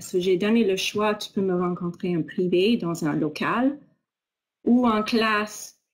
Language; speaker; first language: French; non-native, fluent; English